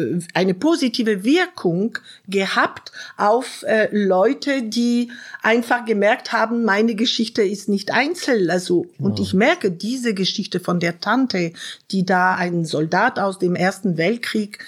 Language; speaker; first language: German; non-native, fluent; French